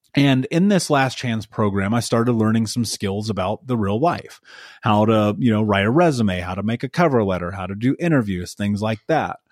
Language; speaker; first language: English; native; English